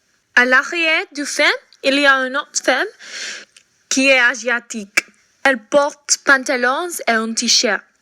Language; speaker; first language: French; non-native, learner; English